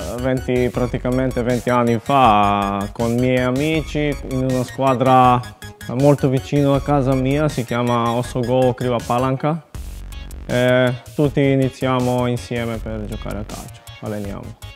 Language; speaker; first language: Italian; non-native, learner; Macedonian